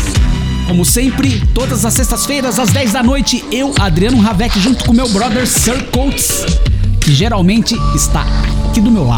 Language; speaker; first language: Portuguese; native; Portuguese